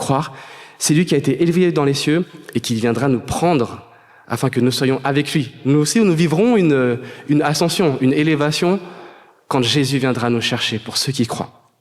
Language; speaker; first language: French; native; French